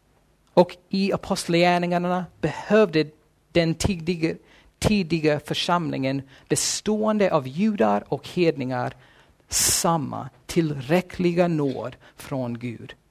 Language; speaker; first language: Swedish; non-native, fluent; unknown